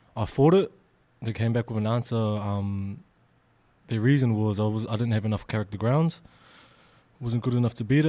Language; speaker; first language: English; native; English